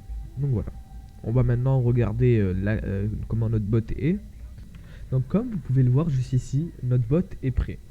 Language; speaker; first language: French; native; French